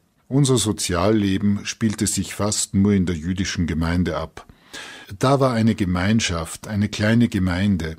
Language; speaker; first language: German; native; German